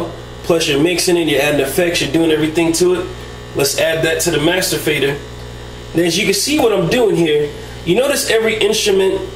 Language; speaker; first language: English; native; English